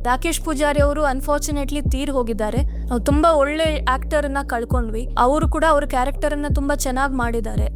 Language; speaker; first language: Kannada; native; Kannada